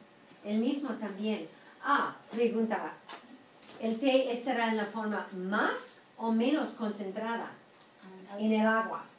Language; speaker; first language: Spanish; non-native, fluent; English